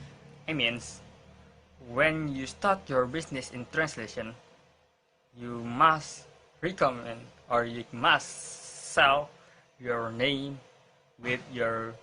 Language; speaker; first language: English; non-native, learner; Indonesian